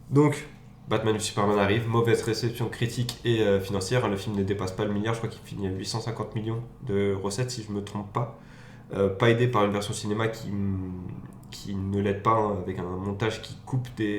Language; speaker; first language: French; native; French